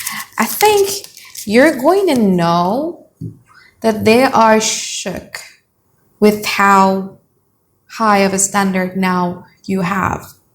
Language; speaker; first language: English; non-native, fluent; Indonesian